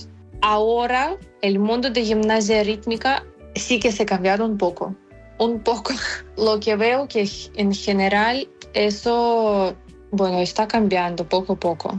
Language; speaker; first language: Spanish; non-native, fluent; Ukrainian